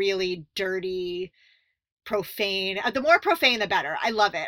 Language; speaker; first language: English; native; English